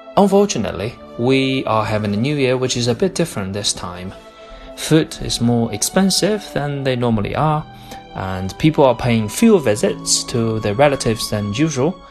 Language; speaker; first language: English; non-native, fluent; Chinese